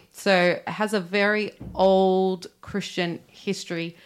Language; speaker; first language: English; non-native, local second language; Armenian